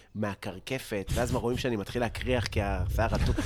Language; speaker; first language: Hebrew; native; Hebrew